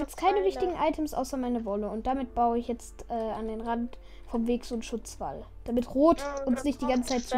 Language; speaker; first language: German; native; German